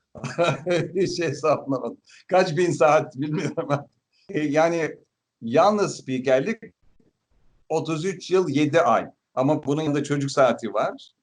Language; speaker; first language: Turkish; native; Turkish